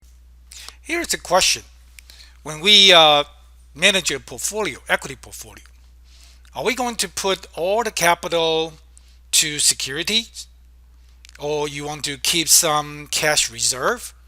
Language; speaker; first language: English; non-native, fluent; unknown